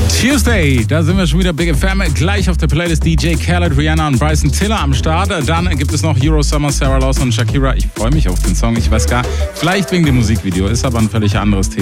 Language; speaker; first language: German; native; German